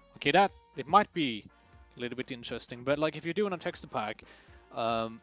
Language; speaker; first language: English; non-native, fluent; Swedish